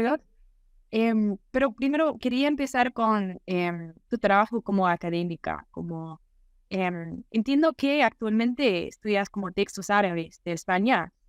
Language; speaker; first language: Spanish; non-native, fluent; English